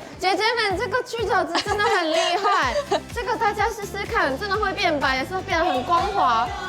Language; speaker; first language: Chinese; non-native, fluent; Japanese